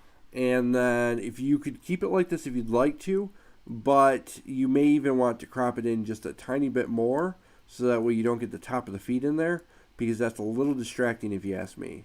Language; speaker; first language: English; native; English